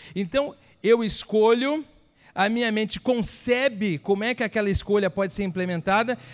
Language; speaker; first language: Portuguese; native; Portuguese